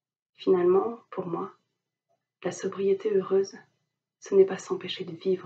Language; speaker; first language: French; native; French